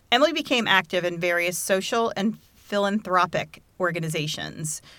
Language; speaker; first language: English; native; English